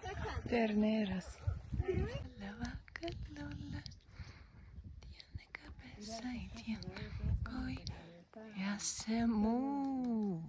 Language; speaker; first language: Spanish; non-native, learner; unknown